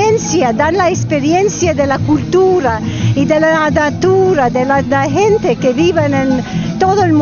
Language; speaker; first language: Spanish; non-native, fluent; English